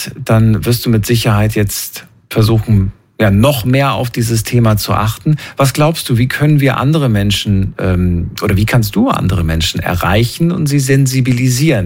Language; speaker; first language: German; native; German